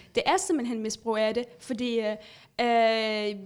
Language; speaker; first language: Danish; non-native, fluent; Arabic